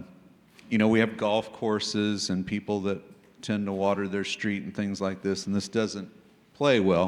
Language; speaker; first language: English; native; English